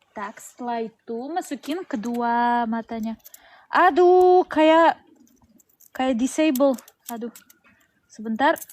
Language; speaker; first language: Indonesian; non-native, learner; Russian